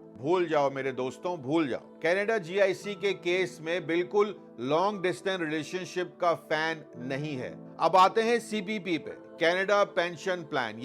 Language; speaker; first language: Urdu; native; Urdu